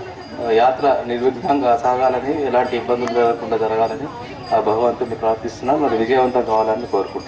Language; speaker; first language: Telugu; native; Telugu